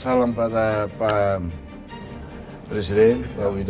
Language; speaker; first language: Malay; non-native, fluent; Tetum